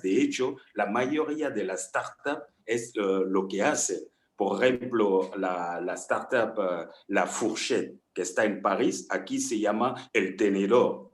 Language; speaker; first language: Spanish; non-native, fluent; French